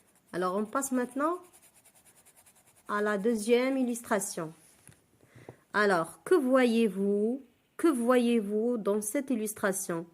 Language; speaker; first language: French; non-native, local second language; Arabic